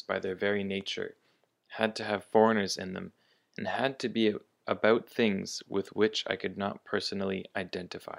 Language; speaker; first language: English; native; English